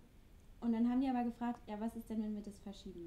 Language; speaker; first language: German; native; German